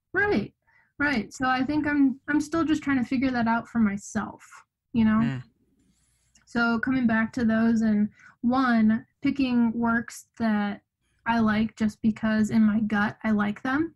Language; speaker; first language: English; native; English